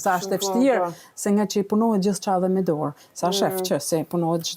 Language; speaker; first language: Albanian; native; Albanian